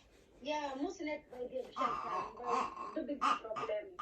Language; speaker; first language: German; non-native, learner; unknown